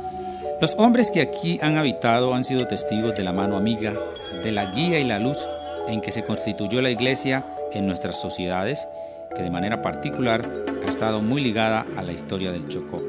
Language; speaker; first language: Spanish; native; Spanish